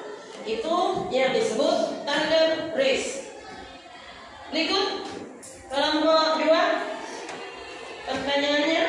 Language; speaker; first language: Indonesian; native; Indonesian